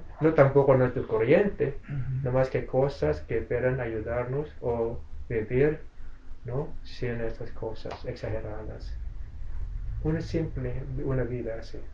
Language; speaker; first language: Spanish; non-native, fluent; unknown